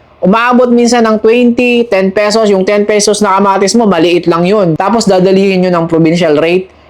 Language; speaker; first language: Filipino; non-native, local second language; Masbatenyo